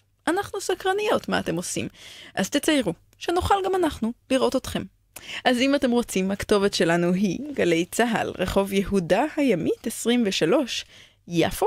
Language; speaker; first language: Hebrew; native; Hebrew